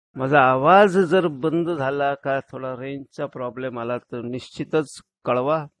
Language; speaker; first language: Marathi; early bilingual, heritage; Marathi